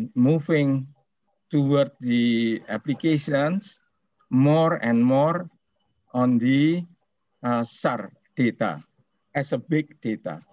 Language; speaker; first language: English; non-native, fluent; Indonesian